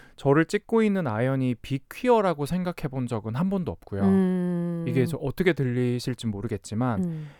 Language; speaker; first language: Korean; native; Korean